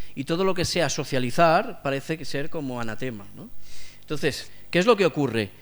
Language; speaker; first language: Spanish; non-native, local second language; Catalan